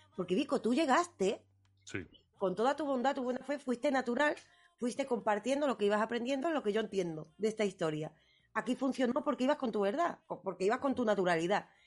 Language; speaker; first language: Spanish; native; Spanish